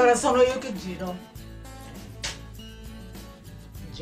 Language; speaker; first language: Italian; non-native, learner; Portuguese